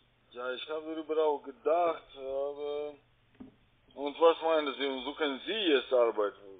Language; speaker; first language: German; non-native, fluent; Russian